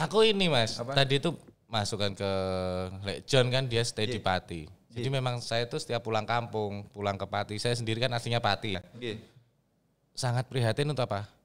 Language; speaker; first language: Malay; non-native, local second language; Javanese